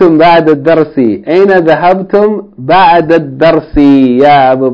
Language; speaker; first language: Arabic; non-native, fluent; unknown